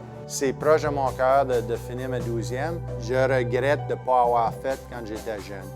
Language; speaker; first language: French; native; French